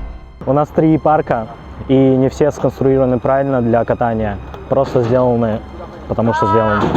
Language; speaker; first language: Russian; native; Russian